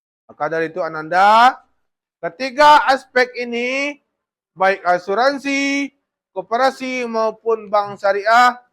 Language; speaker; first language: Indonesian; native; Indonesian